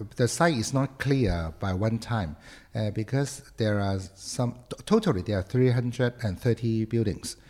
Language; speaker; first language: English; non-native, local second language; Cantonese